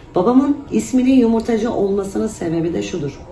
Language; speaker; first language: Turkish; native; Turkish